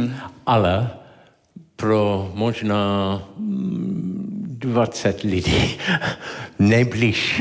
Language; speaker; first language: Czech; non-native, learner; English